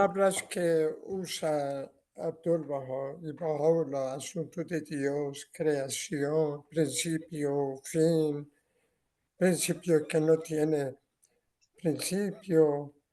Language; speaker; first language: Spanish; non-native, learner; Persian